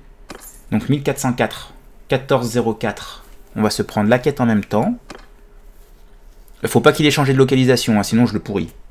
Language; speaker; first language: French; native; French